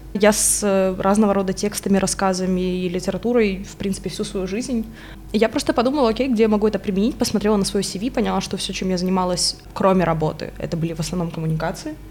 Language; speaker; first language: Russian; non-native, local second language; Ukrainian